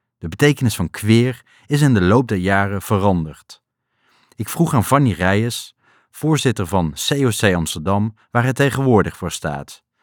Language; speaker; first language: Dutch; native; Dutch